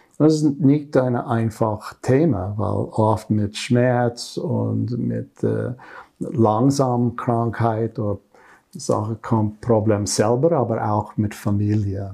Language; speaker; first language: German; non-native, learner; English